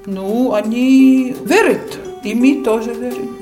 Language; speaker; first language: Russian; non-native, local second language; Latvian